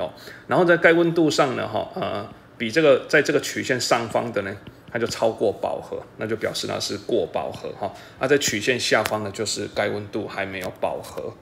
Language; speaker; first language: Chinese; native; Chinese